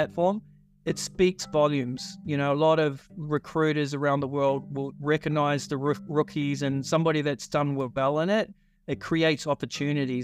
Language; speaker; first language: English; native; English